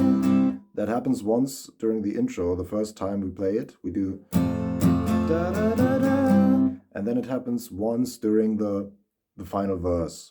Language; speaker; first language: English; non-native, fluent; German